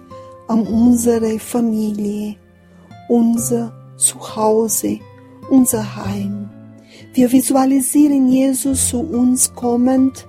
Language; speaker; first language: German; non-native, fluent; Portuguese